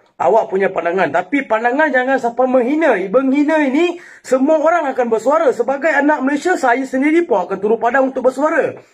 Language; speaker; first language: Malay; non-native, local second language; Tamil